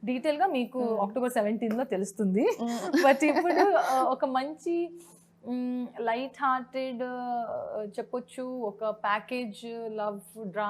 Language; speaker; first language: Telugu; non-native, local second language; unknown